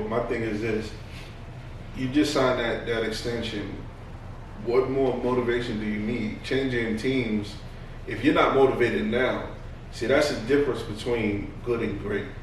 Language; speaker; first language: English; native; English